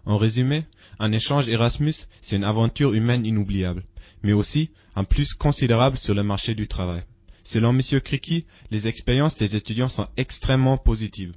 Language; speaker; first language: French; native; French